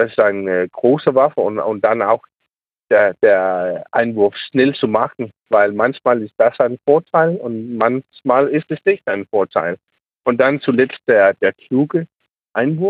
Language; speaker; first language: German; non-native, learner; Danish